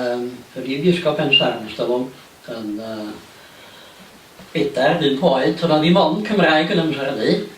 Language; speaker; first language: Welsh; native; Welsh